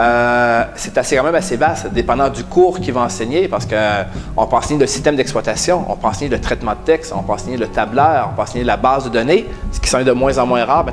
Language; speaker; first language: French; native; French